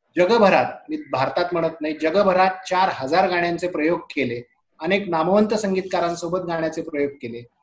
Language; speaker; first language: Marathi; native; Marathi